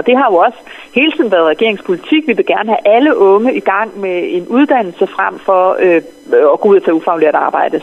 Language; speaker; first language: Danish; native; Danish